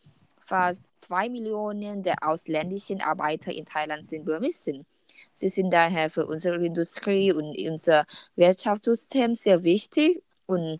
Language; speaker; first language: German; non-native, learner; Thai